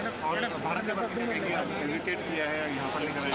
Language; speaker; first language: Hindi; native; Hindi